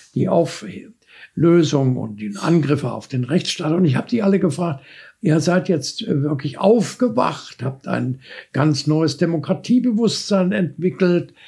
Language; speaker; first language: German; native; German